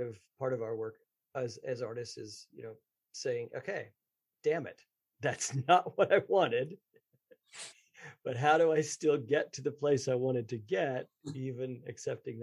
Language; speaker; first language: English; native; English